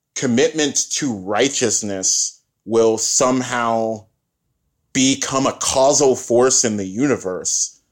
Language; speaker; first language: English; early bilingual, other home language; Yoruba